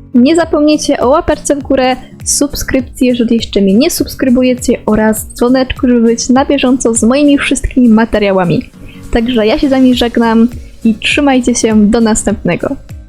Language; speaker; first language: Polish; native; Polish